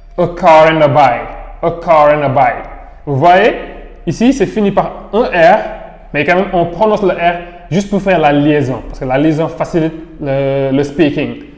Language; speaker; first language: French; non-native, local second language; Wolof